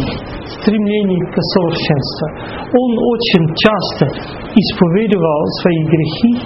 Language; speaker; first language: Russian; non-native, fluent; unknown